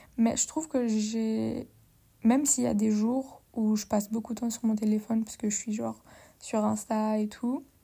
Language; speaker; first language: French; native; French